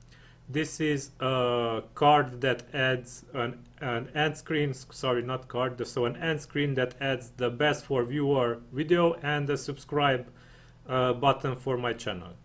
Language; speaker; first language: English; non-native, fluent; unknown